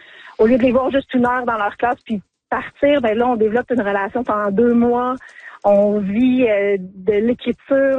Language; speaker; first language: French; native; French